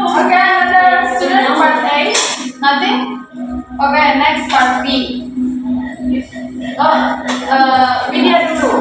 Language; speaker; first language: English; non-native, learner; Indonesian